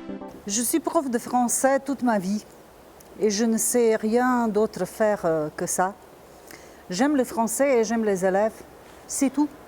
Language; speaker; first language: French; non-native, fluent; Serbian